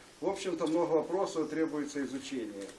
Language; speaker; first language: Russian; native; Russian